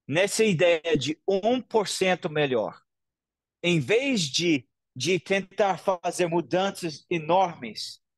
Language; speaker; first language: Portuguese; non-native, fluent; English